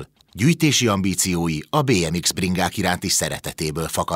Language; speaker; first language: Hungarian; native; Hungarian